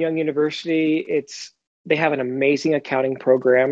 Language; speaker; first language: English; native; English